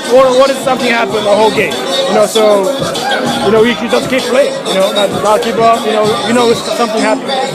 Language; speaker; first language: English; non-native, learner; Korean